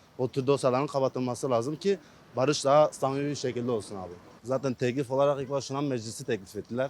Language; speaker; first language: Turkish; non-native, local second language; Kurdish